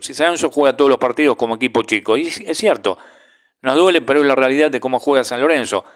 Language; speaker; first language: Spanish; native; Spanish